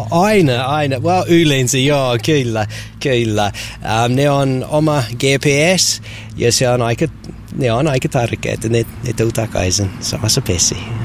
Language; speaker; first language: Finnish; non-native, learner; English